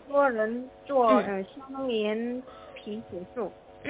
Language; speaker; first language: Chinese; non-native, learner; Korean